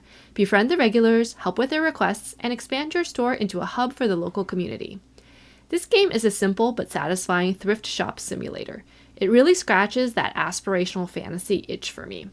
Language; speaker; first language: English; native; English